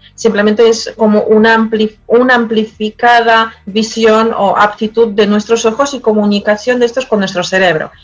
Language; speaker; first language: Spanish; non-native, fluent; Polish